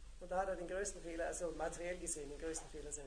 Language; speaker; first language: German; native; German